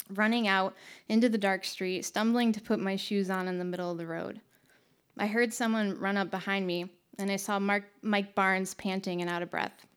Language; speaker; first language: English; native; English